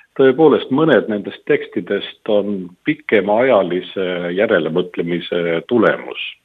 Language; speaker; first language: Estonian; native; Estonian